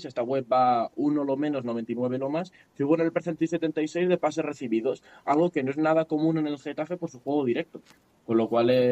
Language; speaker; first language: Spanish; native; Spanish